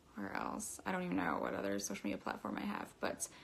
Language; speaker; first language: English; native; English